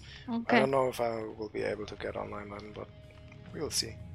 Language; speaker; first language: English; non-native, fluent; German